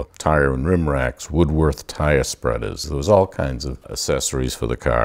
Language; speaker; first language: English; native; English